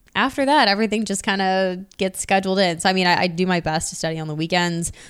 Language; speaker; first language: English; native; English